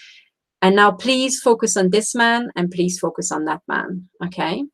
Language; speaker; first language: English; non-native, fluent; Romanian